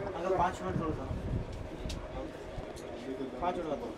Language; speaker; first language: Hindi; native; Hindi